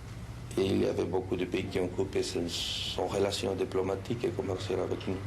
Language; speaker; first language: French; non-native, fluent; Spanish